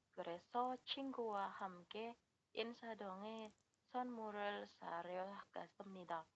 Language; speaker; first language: Korean; non-native, learner; Indonesian